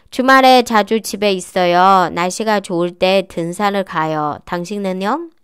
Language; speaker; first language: Korean; non-native, fluent; Chinese